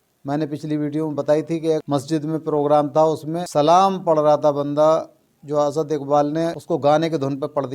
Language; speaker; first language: Urdu; native; Urdu